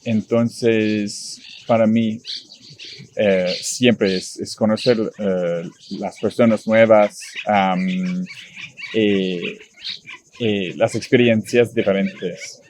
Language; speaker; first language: Spanish; non-native, learner; English